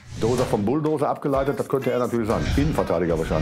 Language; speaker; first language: German; native; German